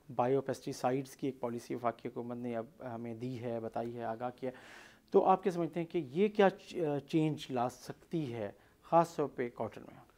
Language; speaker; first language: Urdu; non-native, local second language; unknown